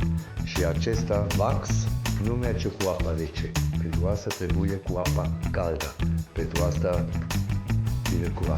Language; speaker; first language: Romanian; non-native, learner; Swiss German